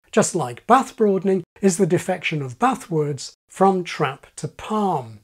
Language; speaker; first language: English; native; English